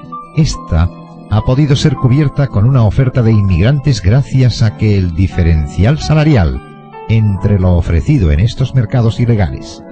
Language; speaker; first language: Spanish; native; Spanish